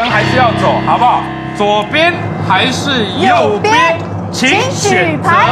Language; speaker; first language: Chinese; native; Chinese